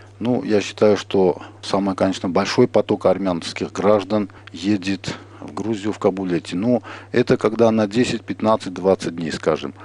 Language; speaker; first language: Russian; non-native, local second language; Armenian